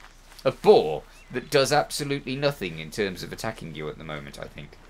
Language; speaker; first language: English; native; English